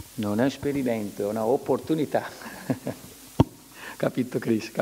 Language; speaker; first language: Italian; non-native, fluent; Portuguese